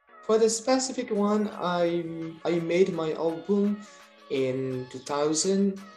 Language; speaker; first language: English; non-native, learner; Indonesian